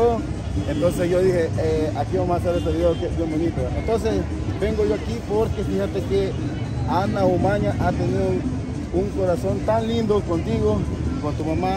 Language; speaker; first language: Spanish; native; Spanish